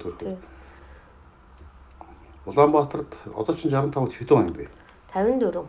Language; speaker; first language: Mongolian; native; Mongolian